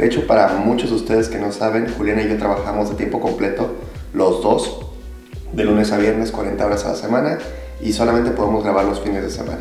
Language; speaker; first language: Spanish; native; Spanish